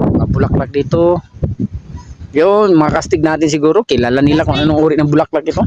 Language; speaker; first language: Filipino; non-native, local second language; Cebuano